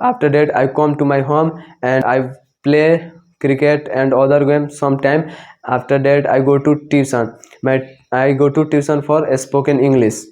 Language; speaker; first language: English; non-native, learner; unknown